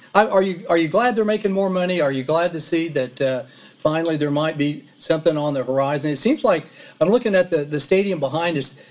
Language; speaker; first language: English; native; English